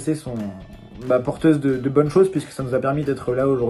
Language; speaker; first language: French; native; French